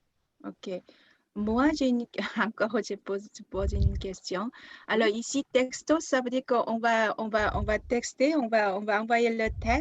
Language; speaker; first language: French; non-native, fluent; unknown